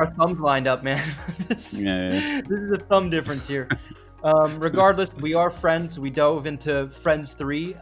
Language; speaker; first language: English; native; English